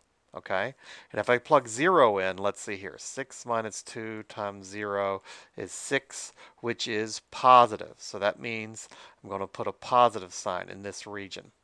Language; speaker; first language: English; native; English